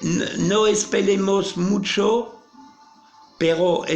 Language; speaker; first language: Spanish; non-native, learner; French